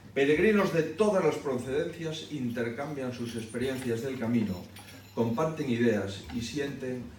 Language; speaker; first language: Spanish; native; Spanish